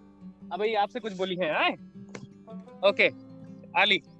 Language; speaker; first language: Spanish; non-native, learner; Hindi